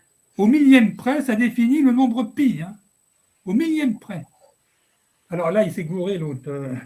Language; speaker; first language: French; native; French